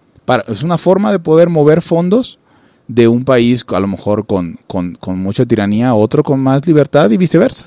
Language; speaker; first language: Spanish; native; Spanish